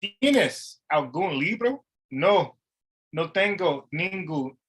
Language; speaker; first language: Spanish; non-native, learner; English